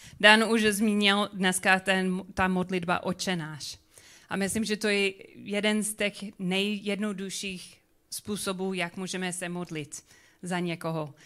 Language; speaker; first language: Czech; non-native, learner; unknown